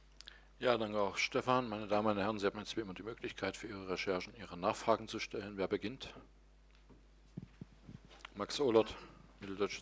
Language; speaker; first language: German; native; German